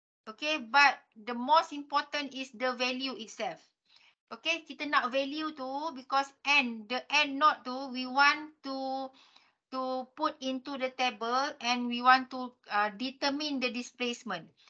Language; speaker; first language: English; non-native, local second language; Malay